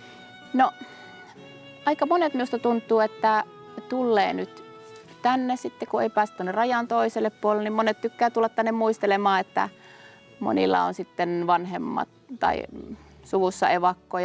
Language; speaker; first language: Finnish; native; Finnish